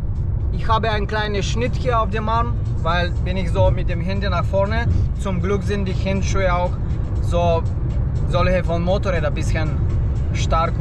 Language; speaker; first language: German; non-native, fluent; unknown